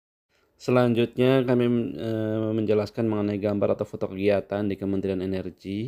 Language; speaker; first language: Indonesian; native; Indonesian